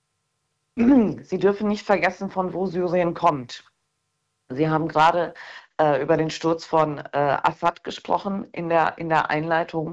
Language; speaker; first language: German; early bilingual, other home language; Turkish